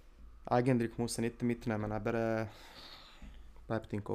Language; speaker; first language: German; non-native, learner; Italian